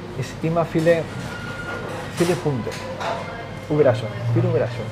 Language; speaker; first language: German; non-native, learner; Spanish